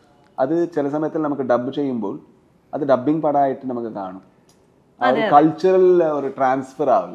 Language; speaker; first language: Malayalam; non-native, learner; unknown